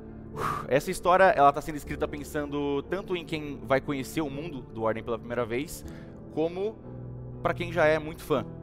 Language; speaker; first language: Portuguese; native; Portuguese